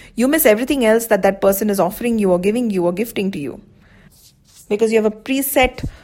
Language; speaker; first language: English; non-native, local second language; Hindi